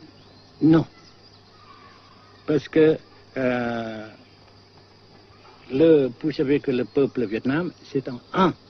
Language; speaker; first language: French; non-native, fluent; Vietnamese